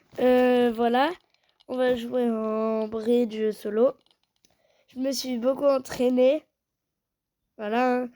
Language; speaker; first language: French; native; French